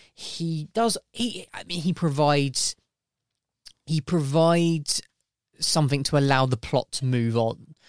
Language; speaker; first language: English; native; English